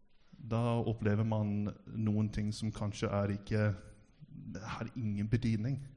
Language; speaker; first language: Norwegian; non-native, fluent; English